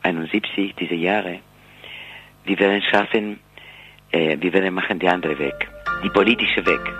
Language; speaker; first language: German; non-native, fluent; Spanish